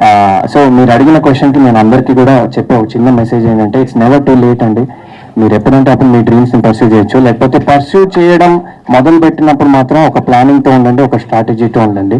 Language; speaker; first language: Telugu; native; Telugu